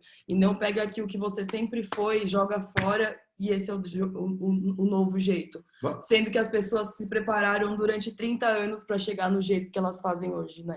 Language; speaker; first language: Portuguese; native; Portuguese